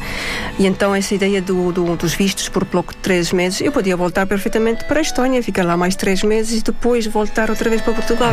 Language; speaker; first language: Portuguese; non-native, fluent; Estonian